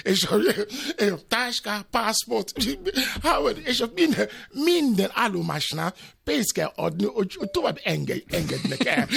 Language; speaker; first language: Hungarian; non-native, fluent; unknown